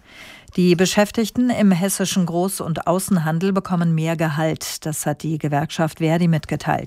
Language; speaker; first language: German; native; German